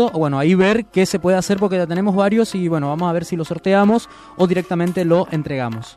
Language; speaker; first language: Spanish; native; Spanish